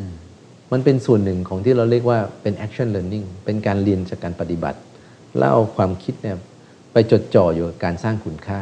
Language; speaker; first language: Thai; native; Thai